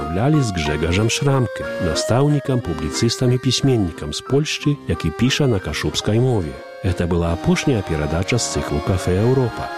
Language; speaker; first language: Belarusian; early bilingual, heritage; Belarusian